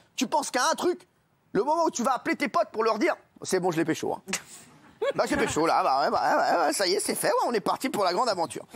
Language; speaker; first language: French; native; French